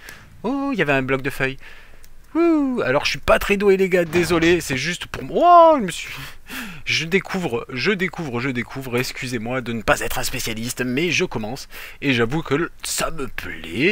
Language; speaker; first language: French; native; French